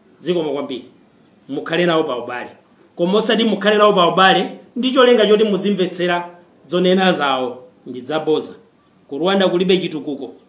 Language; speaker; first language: Nyanja; non-native, fluent; Kinyarwanda